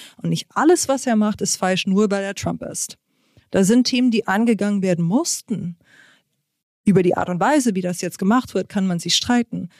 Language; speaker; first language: German; non-native, fluent; English